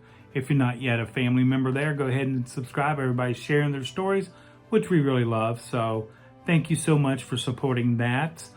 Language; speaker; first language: English; native; English